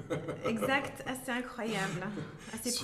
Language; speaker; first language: French; native; French